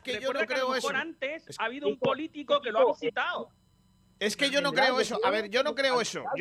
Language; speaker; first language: Spanish; native; Spanish